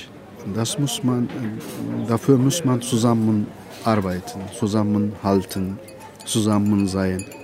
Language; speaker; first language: German; non-native, fluent; Turkish